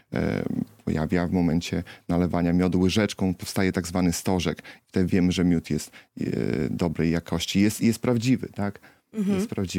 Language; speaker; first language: Polish; native; Polish